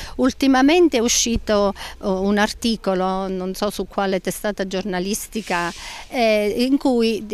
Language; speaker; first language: Italian; native; Italian